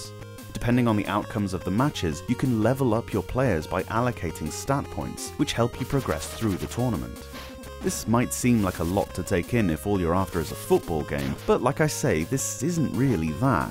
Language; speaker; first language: English; native; English